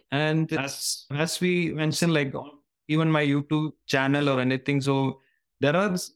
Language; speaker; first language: English; non-native, local second language; Malayalam